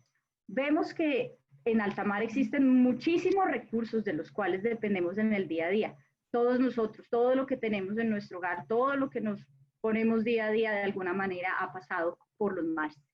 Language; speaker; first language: Spanish; native; Spanish